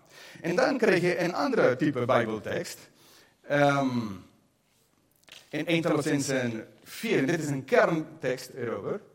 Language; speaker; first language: Dutch; non-native, fluent; English